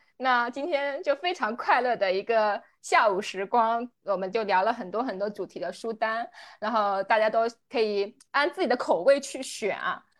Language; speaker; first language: Chinese; native; Chinese